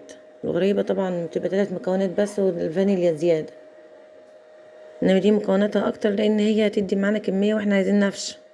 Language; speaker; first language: Arabic; native; Arabic